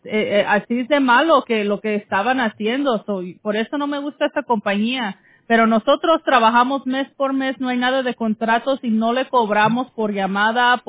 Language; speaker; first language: Spanish; early bilingual, heritage; Spanish